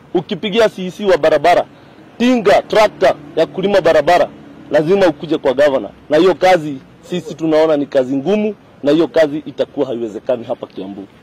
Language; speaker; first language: Swahili; native; Swahili